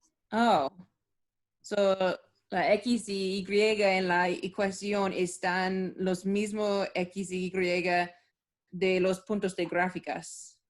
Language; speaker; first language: Spanish; non-native, learner; English